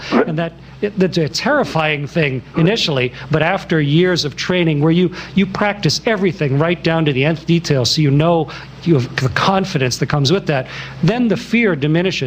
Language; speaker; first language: English; native; English